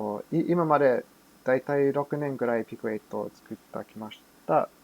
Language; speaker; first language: Japanese; non-native, fluent; English